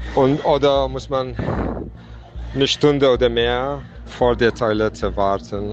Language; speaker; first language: German; non-native, fluent; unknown